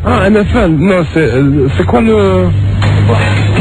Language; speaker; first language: French; native; French